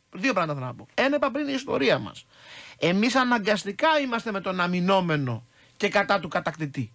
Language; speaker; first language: Greek; native; Greek